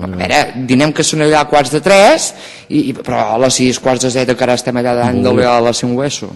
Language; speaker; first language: Catalan; native; Catalan